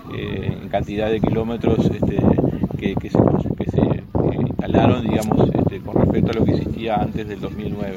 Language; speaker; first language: Spanish; native; Spanish